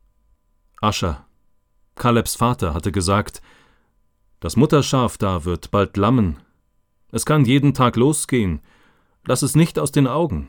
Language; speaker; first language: German; native; German